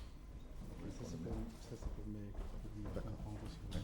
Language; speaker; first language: French; non-native, fluent; Spanish